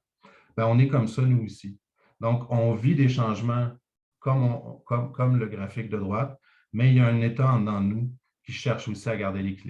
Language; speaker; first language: French; native; French